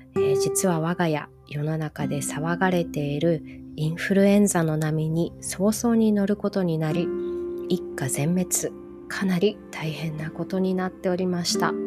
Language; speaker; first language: Japanese; early bilingual, other home language; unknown